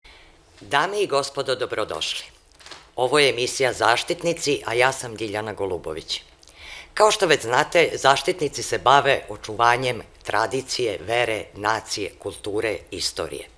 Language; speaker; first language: Serbian; native; Serbian